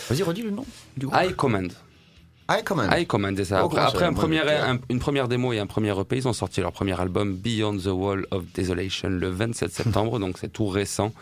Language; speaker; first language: French; native; French